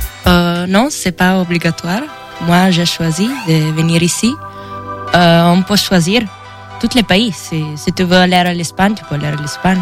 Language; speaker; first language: French; non-native, learner; Italian